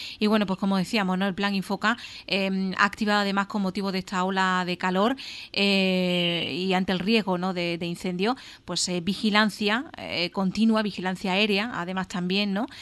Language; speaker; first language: Spanish; native; Spanish